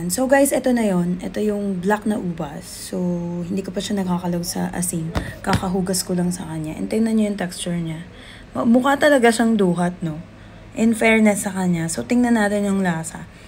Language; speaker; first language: Filipino; native; Filipino